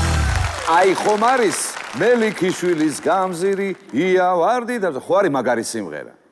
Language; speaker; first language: Georgian; native; Georgian